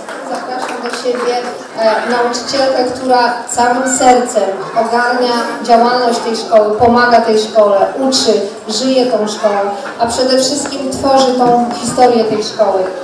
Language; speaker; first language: Polish; native; Polish